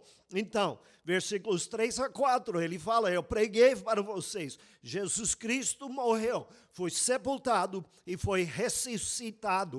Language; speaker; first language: Portuguese; non-native, fluent; English